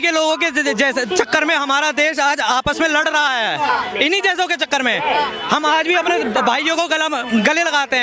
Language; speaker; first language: Hindi; native; Hindi